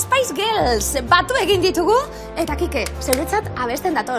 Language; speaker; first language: Basque; native; Basque